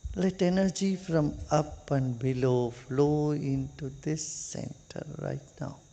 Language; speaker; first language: English; non-native, local second language; Kannada